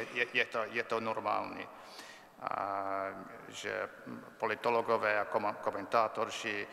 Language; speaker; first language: Czech; non-native, fluent; English